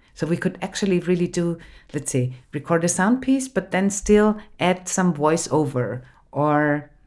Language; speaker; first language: English; non-native, fluent; German